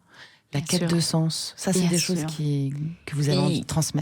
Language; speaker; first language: French; native; French